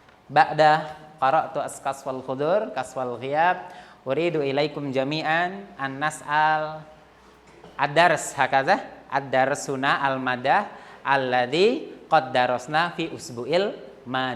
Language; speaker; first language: Arabic; non-native, fluent; Indonesian